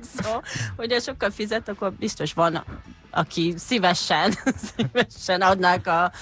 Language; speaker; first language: Hungarian; non-native, fluent; Japanese